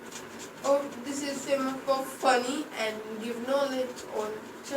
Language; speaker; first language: English; non-native, local second language; Hindi